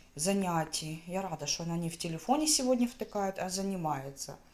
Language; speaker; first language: Russian; native; Russian